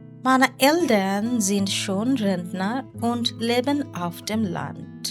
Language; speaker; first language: German; non-native, learner; Bangla